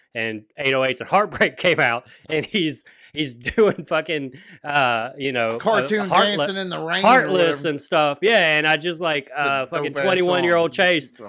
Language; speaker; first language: English; native; English